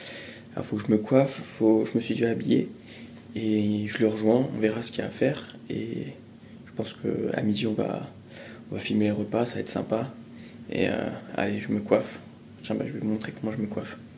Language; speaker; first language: French; native; French